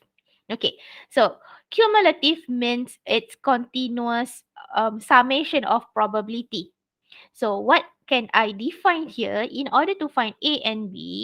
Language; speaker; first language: English; non-native, local second language; Malay